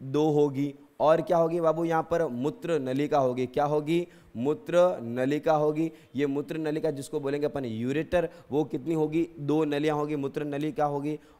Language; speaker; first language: Hindi; native; Hindi